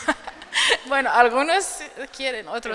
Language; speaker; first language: Spanish; non-native, fluent; Arabic